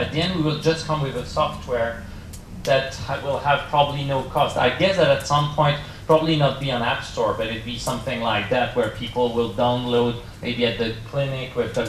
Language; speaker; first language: English; non-native, fluent; French